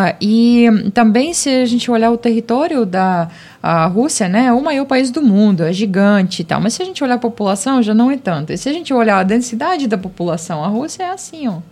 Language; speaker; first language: Portuguese; non-native, fluent; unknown